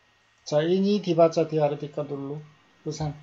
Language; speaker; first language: Korean; native; Korean